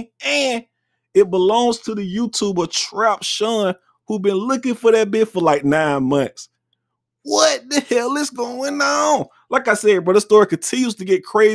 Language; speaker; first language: English; native; English